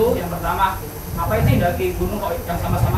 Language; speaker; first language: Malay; non-native, local second language; Javanese